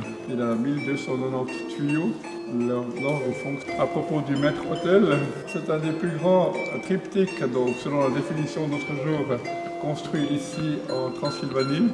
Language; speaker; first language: French; non-native, fluent; Romanian